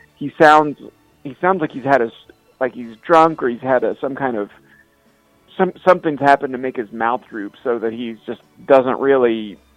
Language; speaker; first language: English; native; English